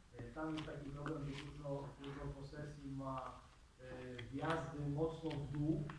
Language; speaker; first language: Polish; native; Polish